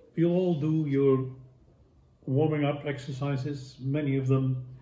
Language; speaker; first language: English; non-native, fluent; Dutch